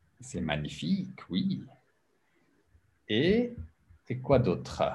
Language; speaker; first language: French; non-native, learner; English